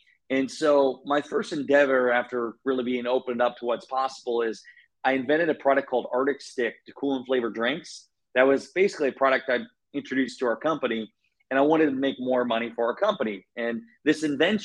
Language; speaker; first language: English; native; English